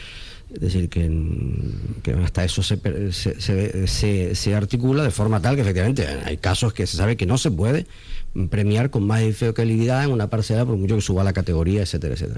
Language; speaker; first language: Spanish; native; Spanish